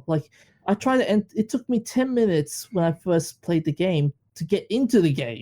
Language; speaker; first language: English; native; English